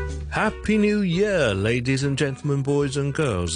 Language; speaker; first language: English; non-native, local second language; Cantonese